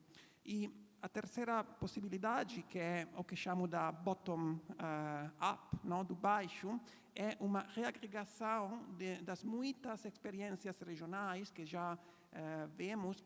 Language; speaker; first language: Portuguese; non-native, fluent; Italian